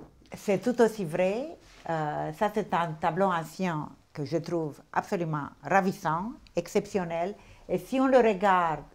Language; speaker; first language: French; non-native, fluent; Portuguese